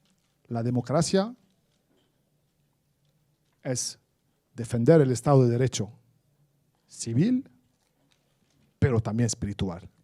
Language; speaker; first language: Spanish; non-native, fluent; Arabic